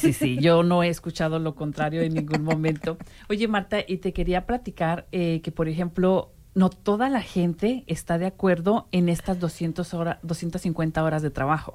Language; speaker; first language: Spanish; native; Spanish